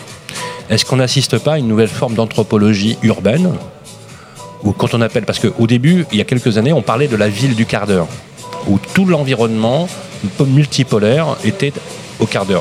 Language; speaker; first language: French; native; French